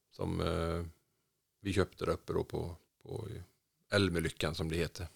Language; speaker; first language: Swedish; native; Swedish